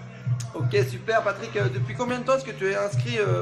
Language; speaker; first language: French; native; French